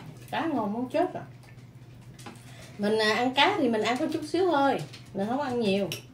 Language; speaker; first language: Vietnamese; native; Vietnamese